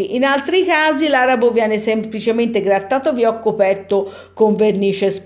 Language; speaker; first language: Italian; native; Italian